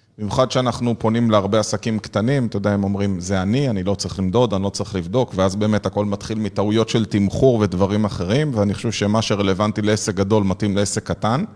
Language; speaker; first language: Hebrew; native; Hebrew